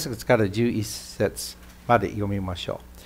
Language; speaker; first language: Japanese; non-native, fluent; English